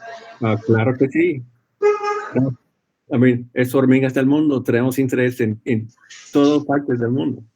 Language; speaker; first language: Spanish; non-native, fluent; English